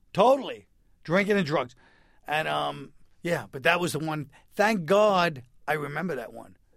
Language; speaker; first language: English; native; English